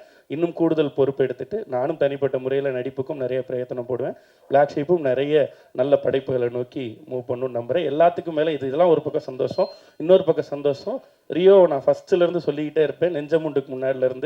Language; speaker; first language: Tamil; native; Tamil